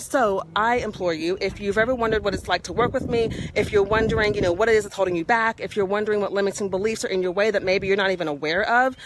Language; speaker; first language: English; native; English